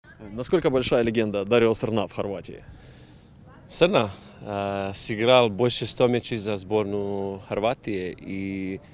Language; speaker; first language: Russian; non-native, learner; Croatian